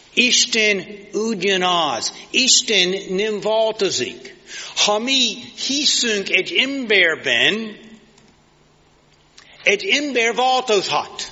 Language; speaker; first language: Hungarian; non-native, fluent; English